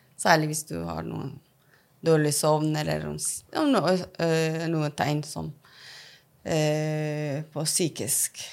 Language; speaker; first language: Norwegian; non-native, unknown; Persian